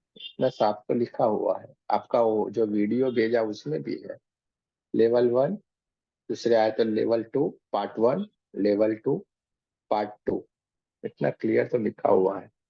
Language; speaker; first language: Hindi; non-native, local second language; Gujarati